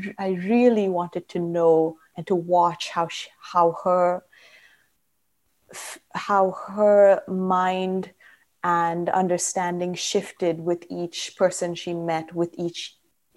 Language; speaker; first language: English; non-native, local second language; Kannada